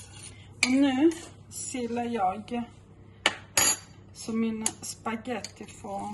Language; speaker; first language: Swedish; non-native, local second language; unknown